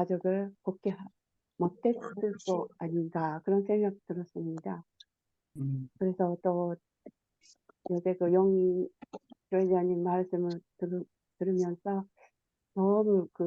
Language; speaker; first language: Korean; non-native, fluent; Japanese